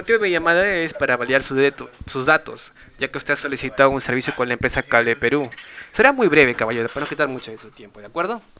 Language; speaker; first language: Spanish; native; Spanish